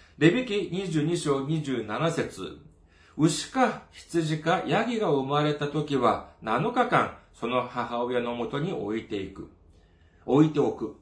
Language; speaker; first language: Japanese; non-native, fluent; Korean